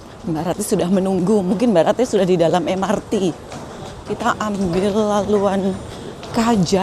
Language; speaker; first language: Indonesian; native; Indonesian